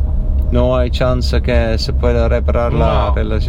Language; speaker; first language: Spanish; non-native, learner; English